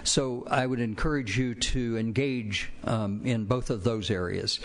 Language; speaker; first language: English; native; English